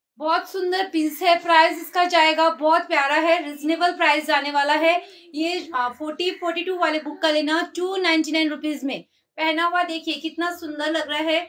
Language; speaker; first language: Hindi; native; Hindi